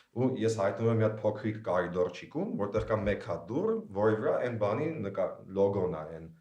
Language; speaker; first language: Armenian; early bilingual, heritage; Armenian